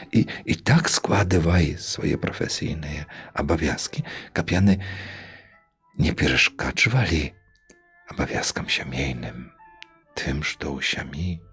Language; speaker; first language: Polish; non-native, local second language; Belarusian